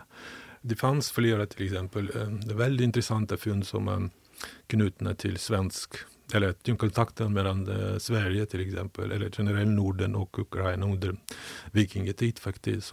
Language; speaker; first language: Swedish; non-native, fluent; Ukrainian